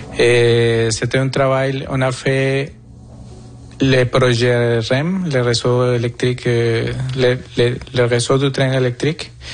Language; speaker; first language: French; non-native, fluent; Spanish